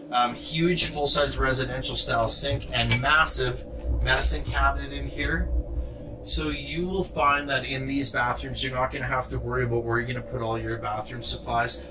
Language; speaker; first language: English; native; English